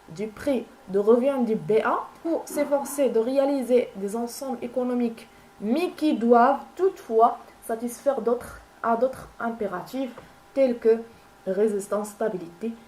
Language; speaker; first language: French; non-native, local second language; Arabic